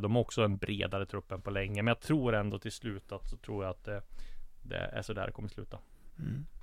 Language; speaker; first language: Swedish; native; Swedish